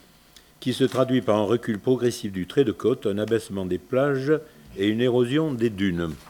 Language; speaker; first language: French; native; French